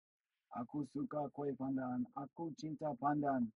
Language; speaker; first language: Indonesian; non-native, learner; English